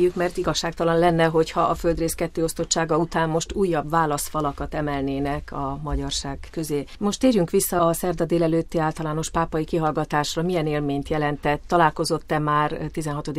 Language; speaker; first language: Hungarian; native; Hungarian